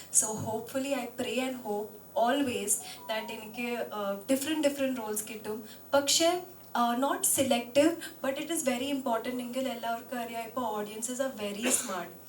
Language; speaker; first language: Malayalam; non-native, local second language; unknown